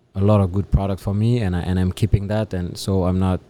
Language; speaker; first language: English; non-native, fluent; French